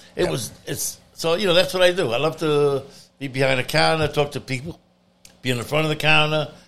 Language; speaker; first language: English; non-native, fluent; Italian